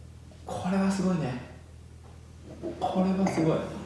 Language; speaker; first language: Japanese; native; Japanese